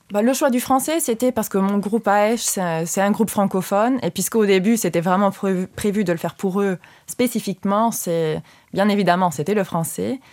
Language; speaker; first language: French; non-native, local second language; Luxembourgish